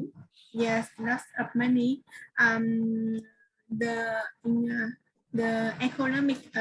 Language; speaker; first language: English; non-native, learner; Vietnamese